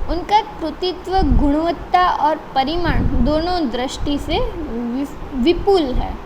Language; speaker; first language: Hindi; non-native, local second language; Gujarati